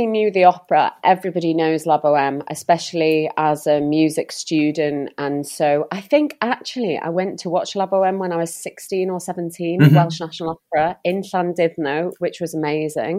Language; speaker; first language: English; native; English